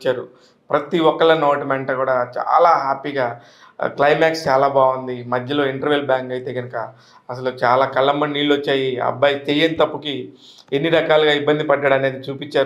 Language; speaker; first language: Telugu; native; Telugu